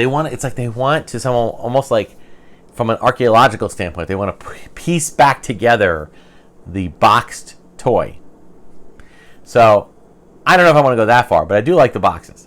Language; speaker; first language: English; native; English